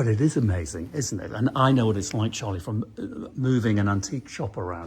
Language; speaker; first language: English; native; English